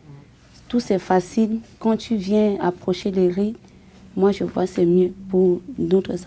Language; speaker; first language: French; non-native, learner; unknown